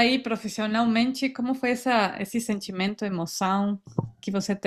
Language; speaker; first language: Portuguese; non-native, fluent; Spanish